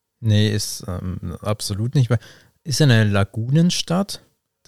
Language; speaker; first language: German; native; German